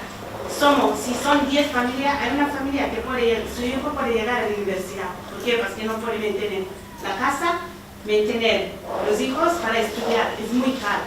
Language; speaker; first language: Spanish; non-native, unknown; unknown